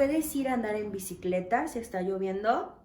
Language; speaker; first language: Spanish; native; Spanish